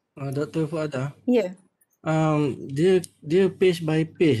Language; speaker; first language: Malay; native; Malay